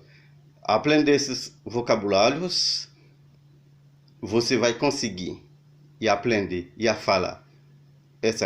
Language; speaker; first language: Portuguese; non-native, learner; Haitian Creole